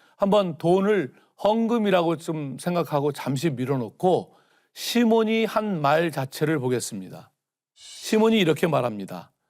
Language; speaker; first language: Korean; native; Korean